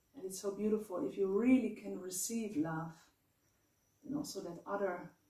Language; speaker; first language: English; non-native, fluent; Dutch